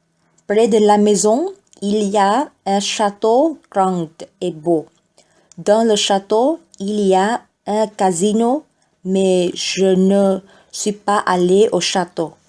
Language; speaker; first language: French; non-native, learner; Vietnamese